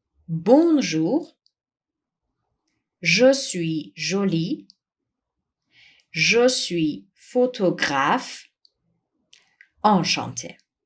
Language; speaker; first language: French; non-native, fluent; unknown